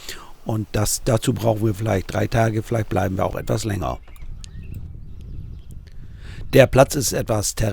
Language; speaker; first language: German; native; German